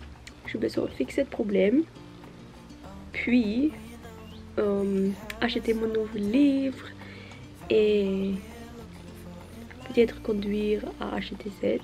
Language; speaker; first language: French; non-native, learner; Norwegian